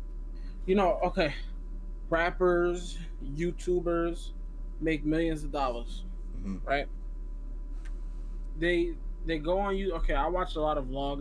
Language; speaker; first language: English; native; English